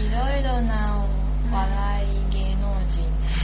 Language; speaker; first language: Japanese; non-native, learner; Chinese